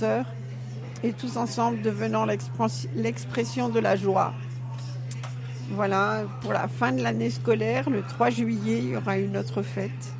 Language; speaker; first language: French; native; French